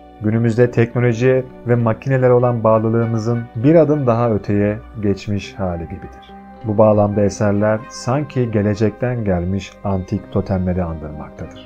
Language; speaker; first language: Turkish; native; Turkish